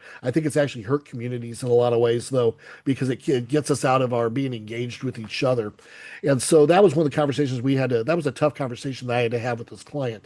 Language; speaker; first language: English; native; English